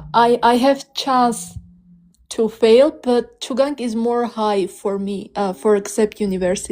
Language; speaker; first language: English; non-native, learner; Armenian